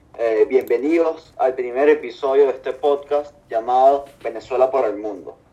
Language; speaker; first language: Spanish; native; Spanish